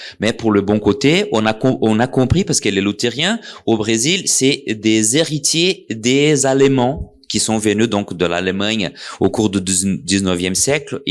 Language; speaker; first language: French; non-native, fluent; Portuguese